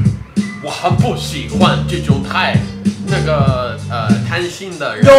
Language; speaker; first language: Chinese; non-native, fluent; English